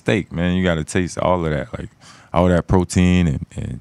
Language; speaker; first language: English; native; English